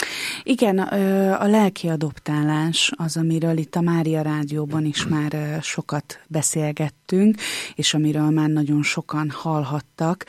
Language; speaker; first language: Hungarian; native; Hungarian